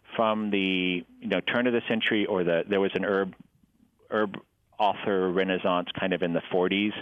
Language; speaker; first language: English; native; English